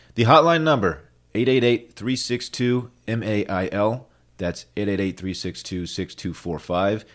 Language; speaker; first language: English; native; English